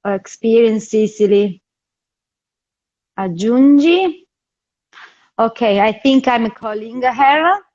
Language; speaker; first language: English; non-native, fluent; Italian